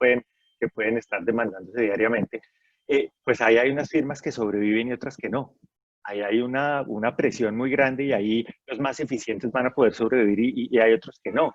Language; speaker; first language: Spanish; native; Spanish